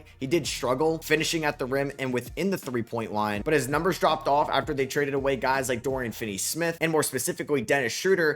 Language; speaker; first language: English; native; English